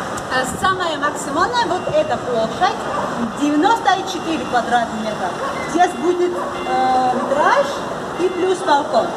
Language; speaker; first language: Russian; non-native, learner; Georgian